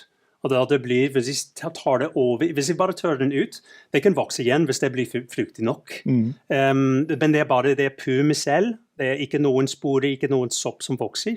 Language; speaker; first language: Norwegian; non-native, fluent; English